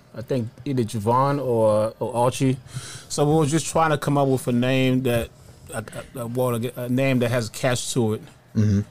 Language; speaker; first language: English; early bilingual, other home language; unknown